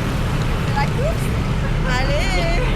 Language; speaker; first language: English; non-native, fluent; French